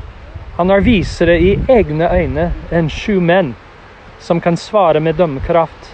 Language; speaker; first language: Norwegian; non-native, fluent; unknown